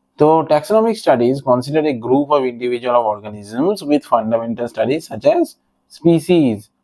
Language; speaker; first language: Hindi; non-native, local second language; Bangla